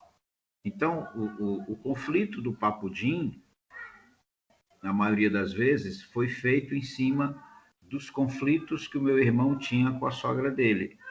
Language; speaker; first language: Portuguese; native; Portuguese